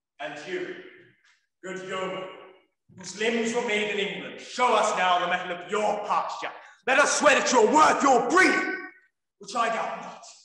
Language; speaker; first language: English; native; English